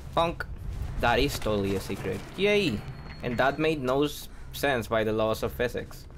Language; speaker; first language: English; non-native, fluent; Spanish